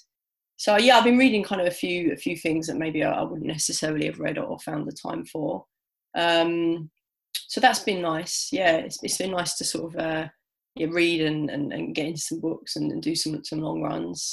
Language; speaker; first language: English; native; English